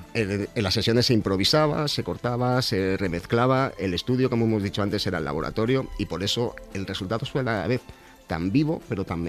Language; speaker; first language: Spanish; native; Spanish